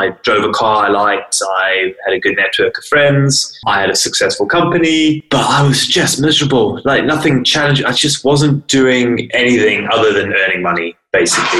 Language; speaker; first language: English; native; English